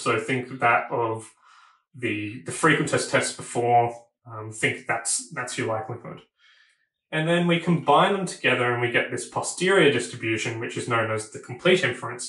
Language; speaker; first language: English; native; English